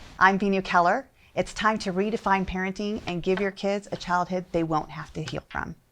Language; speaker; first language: English; native; English